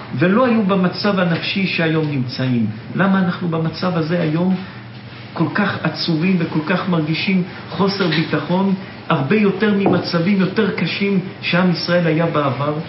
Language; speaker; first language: Hebrew; native; Hebrew